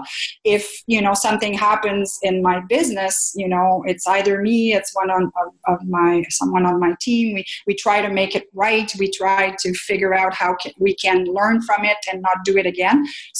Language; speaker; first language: English; non-native, fluent; French